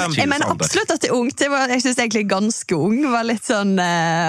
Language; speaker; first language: Norwegian; native; Norwegian